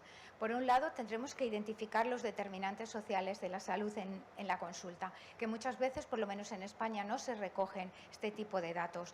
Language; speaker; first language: Spanish; native; Spanish